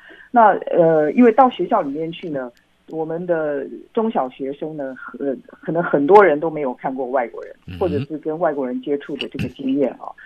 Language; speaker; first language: Chinese; native; Chinese